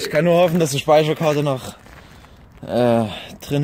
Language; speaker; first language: German; native; German